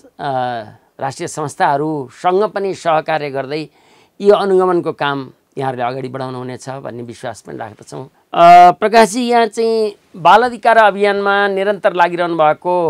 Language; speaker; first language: Nepali; native; Nepali